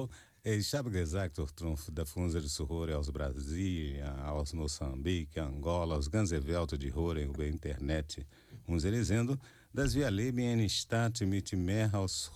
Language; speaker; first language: German; non-native, fluent; Portuguese